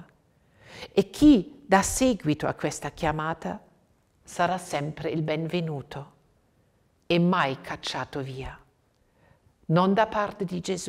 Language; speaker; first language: Italian; non-native, fluent; German